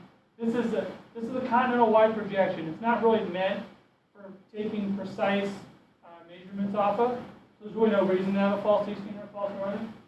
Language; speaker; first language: English; native; English